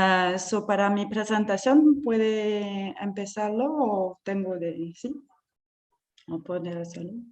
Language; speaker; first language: Spanish; non-native, learner; French